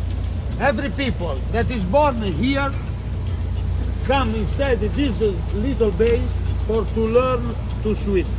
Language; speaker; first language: English; non-native, fluent; Italian